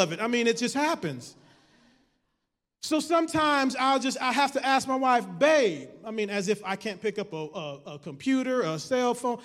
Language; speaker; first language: English; native; English